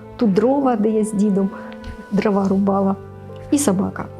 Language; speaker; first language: Ukrainian; native; Ukrainian